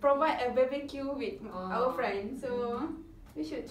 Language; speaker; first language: English; non-native, local second language; Malay